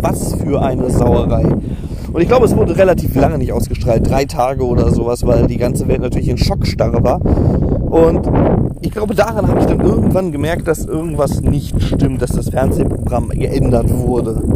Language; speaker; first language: German; native; German